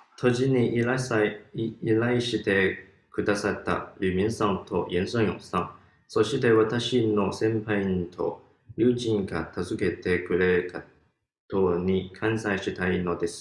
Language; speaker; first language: Japanese; non-native, learner; Chinese